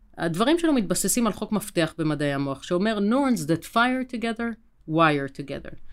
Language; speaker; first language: Hebrew; native; Hebrew